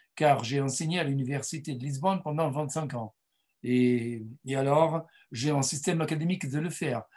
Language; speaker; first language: French; non-native, fluent; Portuguese